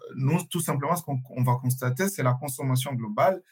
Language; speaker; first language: French; non-native, local second language; Swahili